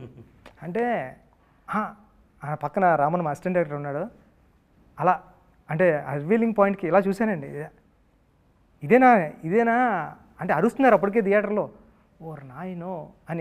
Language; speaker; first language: Telugu; native; Telugu